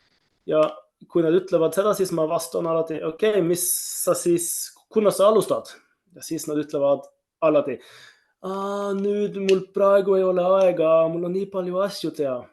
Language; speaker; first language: Estonian; non-native, fluent; Norwegian